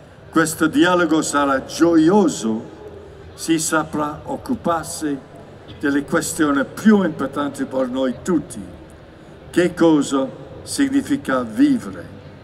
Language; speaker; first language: Italian; non-native, learner; English